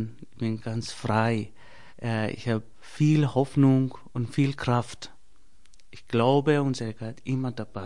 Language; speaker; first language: German; non-native, learner; Persian